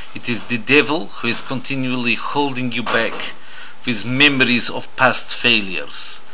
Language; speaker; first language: English; native; English